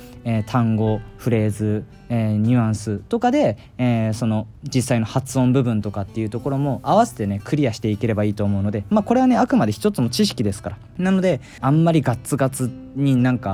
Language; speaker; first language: Japanese; native; Japanese